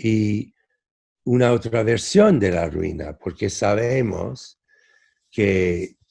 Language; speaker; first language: Spanish; non-native, fluent; English